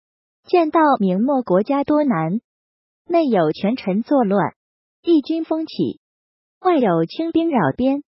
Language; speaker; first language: Chinese; native; Chinese